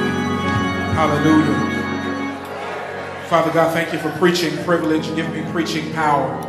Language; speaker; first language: English; native; English